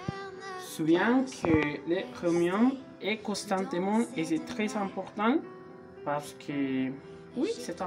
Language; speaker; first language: French; non-native, learner; Spanish